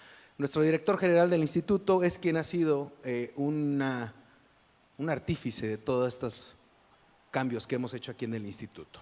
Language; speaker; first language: Spanish; native; Spanish